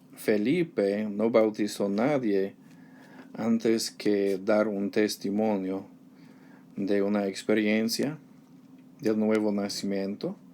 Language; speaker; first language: Spanish; non-native, learner; English